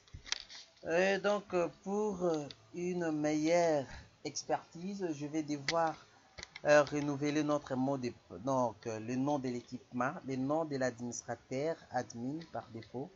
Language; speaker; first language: French; non-native, local second language; Lingala